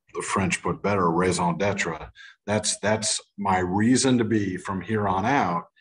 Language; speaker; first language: English; native; English